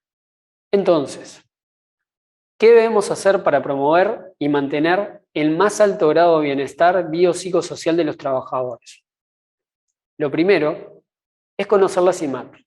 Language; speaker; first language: Spanish; native; Spanish